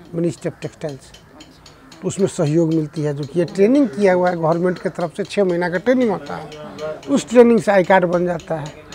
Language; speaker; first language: Hindi; native; Hindi